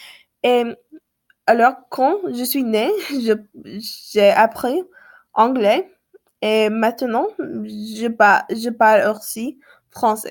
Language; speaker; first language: French; non-native, learner; English